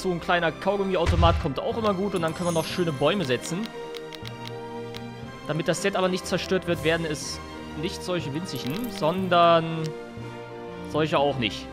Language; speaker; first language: German; native; German